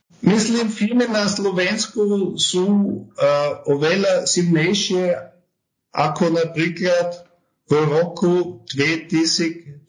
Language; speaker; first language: Slovak; non-native, learner; German